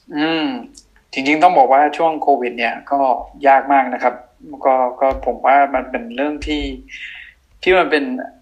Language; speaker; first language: Thai; non-native, local second language; Akha